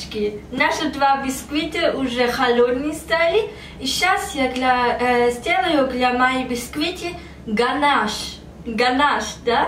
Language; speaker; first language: Russian; early bilingual, heritage; German